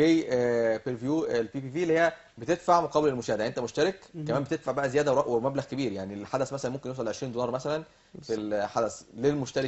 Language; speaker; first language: Arabic; native; Arabic